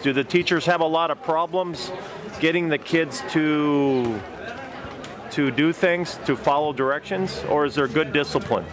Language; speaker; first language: English; native; English